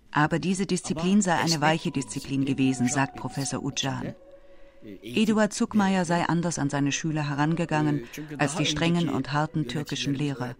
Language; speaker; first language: German; native; German